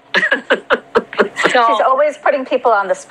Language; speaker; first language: English; native; English